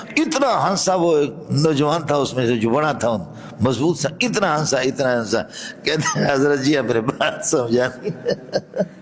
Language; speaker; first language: Urdu; non-native, local second language; Baluchi